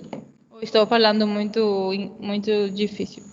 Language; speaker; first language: Portuguese; non-native, fluent; Spanish